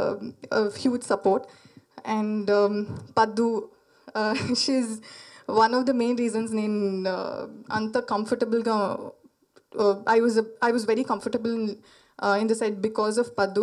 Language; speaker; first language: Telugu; non-native, learner; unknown